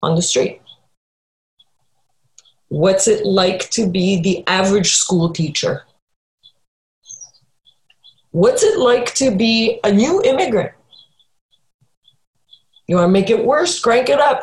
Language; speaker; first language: English; native; English